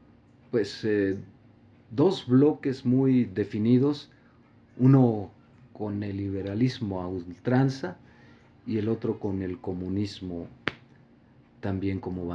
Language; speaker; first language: Spanish; native; Spanish